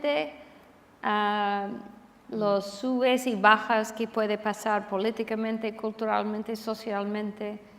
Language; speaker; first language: Spanish; non-native, fluent; English